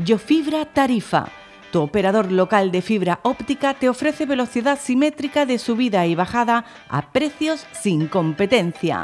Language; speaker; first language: Spanish; native; Spanish